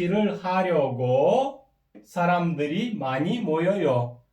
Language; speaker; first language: Korean; non-native, fluent; Kyrgyz